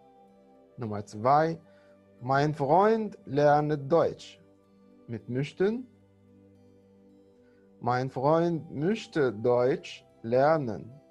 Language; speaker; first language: German; non-native, fluent; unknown